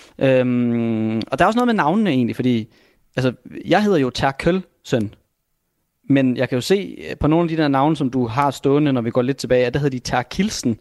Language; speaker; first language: Danish; native; Danish